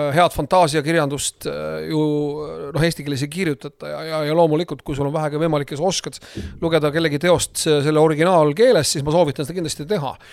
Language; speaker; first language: Estonian; native; Estonian